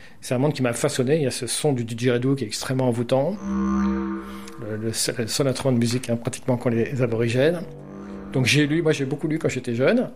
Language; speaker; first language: French; native; French